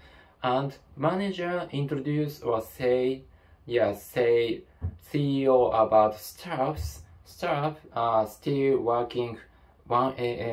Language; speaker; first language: English; non-native, learner; Japanese